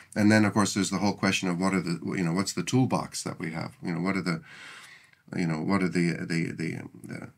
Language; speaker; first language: English; native; English